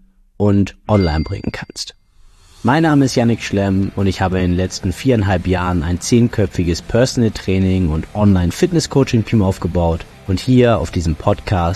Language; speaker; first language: German; native; German